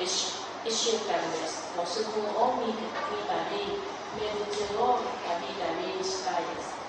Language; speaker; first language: Japanese; non-native, learner; Vietnamese